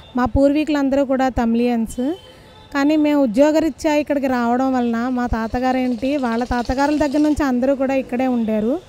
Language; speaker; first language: Telugu; non-native, local second language; Tamil